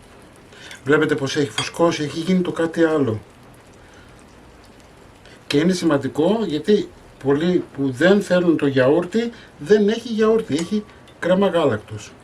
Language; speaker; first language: Greek; native; Greek